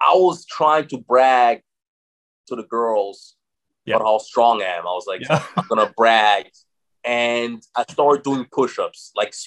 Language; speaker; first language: English; non-native, fluent; German